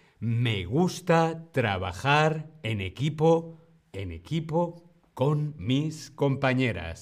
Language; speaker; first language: Spanish; non-native, fluent; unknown